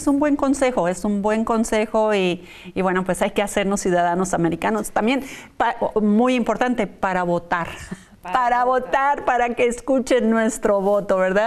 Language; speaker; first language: Spanish; native; Spanish